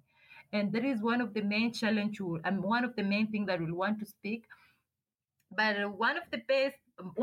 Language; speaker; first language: English; non-native, local second language; Masai